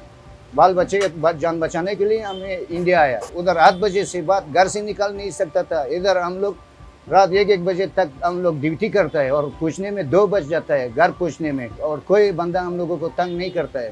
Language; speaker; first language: Hindi; non-native, fluent; Persian